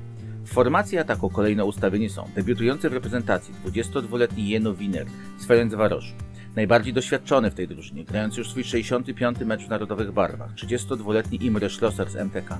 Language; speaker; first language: Polish; native; Polish